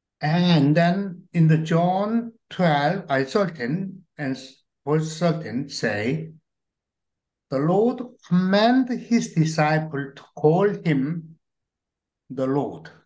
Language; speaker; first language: English; non-native, learner; Korean